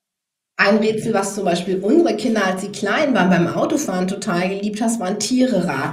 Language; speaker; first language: German; native; German